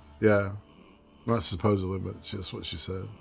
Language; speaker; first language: English; native; English